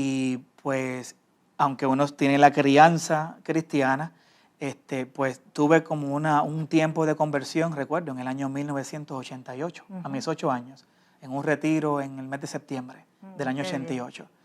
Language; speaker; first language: Spanish; native; Spanish